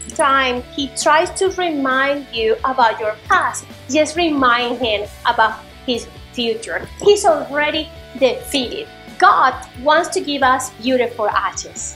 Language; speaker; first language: English; non-native, fluent; Spanish